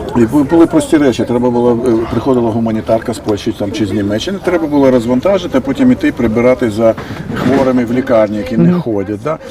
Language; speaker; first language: Ukrainian; non-native, local second language; Russian